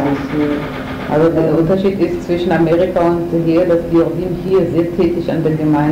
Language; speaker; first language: German; non-native, fluent; Hebrew